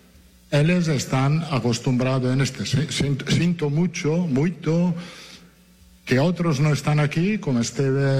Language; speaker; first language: Portuguese; non-native, learner; Italian